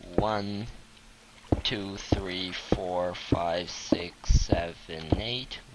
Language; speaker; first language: English; non-native, fluent; Russian